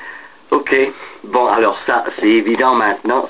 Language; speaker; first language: French; native; French